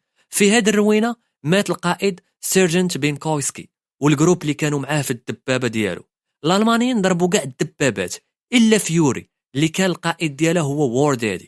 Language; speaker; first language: Arabic; native; Arabic